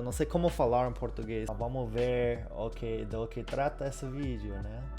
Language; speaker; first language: Portuguese; non-native, fluent; English